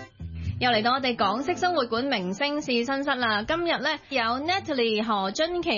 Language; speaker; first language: Cantonese; native; Cantonese